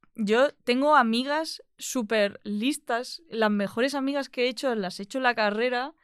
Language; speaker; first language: Spanish; native; Spanish